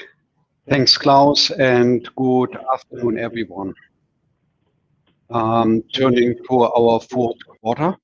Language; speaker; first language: English; non-native, fluent; German